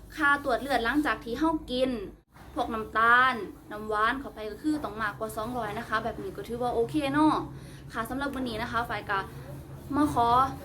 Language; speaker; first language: Thai; native; Thai